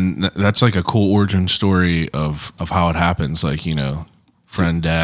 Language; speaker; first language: English; native; English